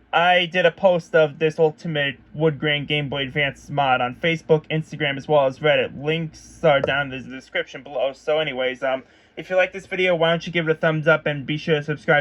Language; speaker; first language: English; native; English